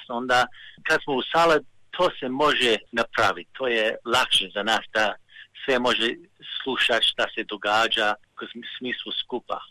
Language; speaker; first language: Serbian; early bilingual, heritage; Serbian